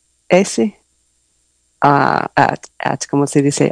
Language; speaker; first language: Spanish; non-native, learner; English